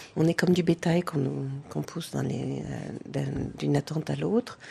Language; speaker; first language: French; native; French